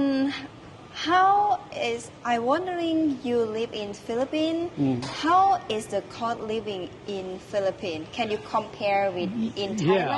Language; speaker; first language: English; non-native, learner; Thai